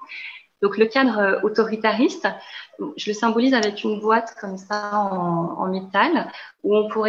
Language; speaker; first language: French; native; French